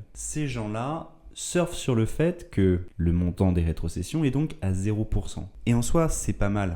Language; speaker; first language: French; native; French